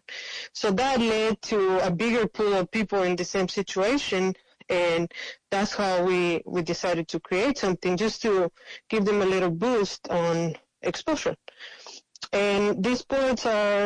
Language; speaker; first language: English; non-native, fluent; Spanish